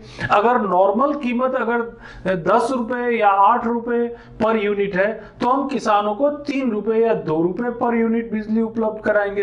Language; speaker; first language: Hindi; native; Hindi